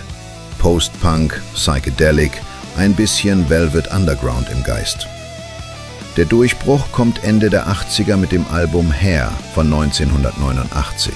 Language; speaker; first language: German; native; German